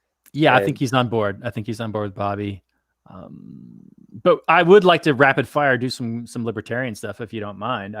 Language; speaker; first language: English; native; English